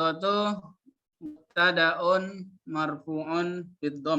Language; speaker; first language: Arabic; non-native, learner; Indonesian